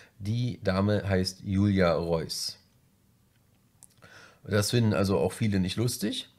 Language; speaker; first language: German; native; German